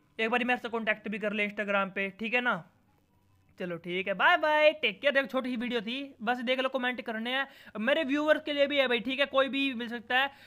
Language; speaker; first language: Hindi; native; Hindi